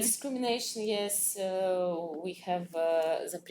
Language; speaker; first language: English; non-native, learner; Russian